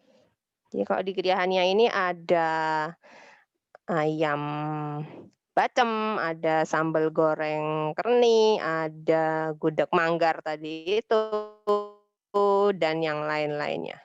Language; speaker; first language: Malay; non-native, local second language; Javanese